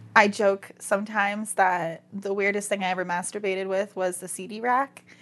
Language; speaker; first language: English; native; English